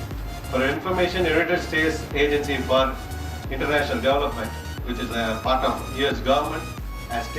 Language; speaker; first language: English; non-native, local second language; Tamil